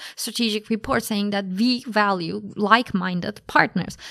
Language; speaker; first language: English; non-native, fluent; Turkish